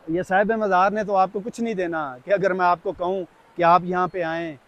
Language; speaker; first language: Urdu; native; Urdu